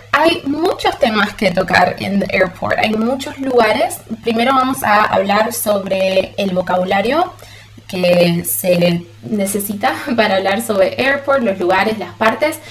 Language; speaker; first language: Spanish; early bilingual, heritage; Spanish